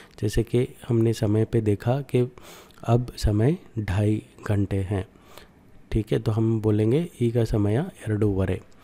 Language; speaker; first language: Hindi; non-native, local second language; Kannada